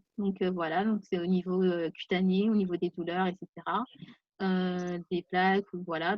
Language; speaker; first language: French; native; French